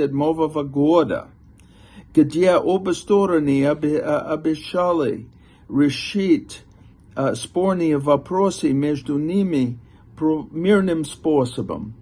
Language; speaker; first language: Russian; non-native, fluent; English